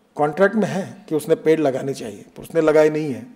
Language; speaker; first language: Hindi; non-native, local second language; Marathi